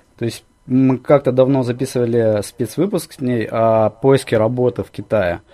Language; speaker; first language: Russian; native; Russian